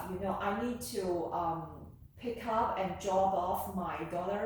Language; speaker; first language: English; non-native, learner; Chinese